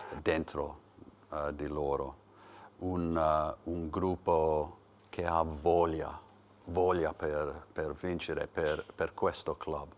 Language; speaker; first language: Italian; non-native, learner; English